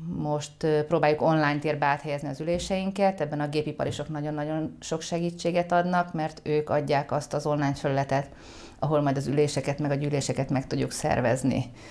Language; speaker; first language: Hungarian; native; Hungarian